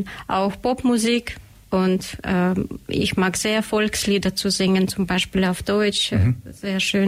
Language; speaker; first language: German; non-native, learner; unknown